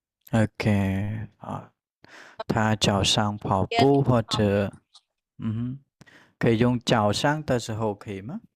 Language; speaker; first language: Chinese; non-native, fluent; Khmer